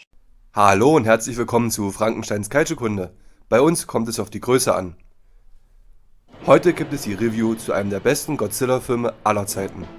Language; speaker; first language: German; native; German